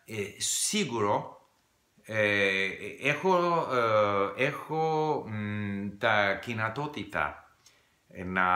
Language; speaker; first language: Greek; non-native, learner; English